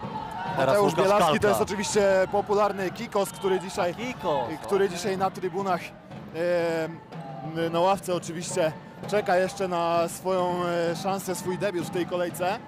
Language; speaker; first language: Polish; native; Polish